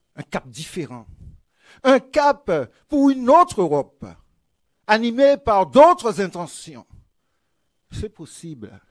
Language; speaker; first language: French; native; French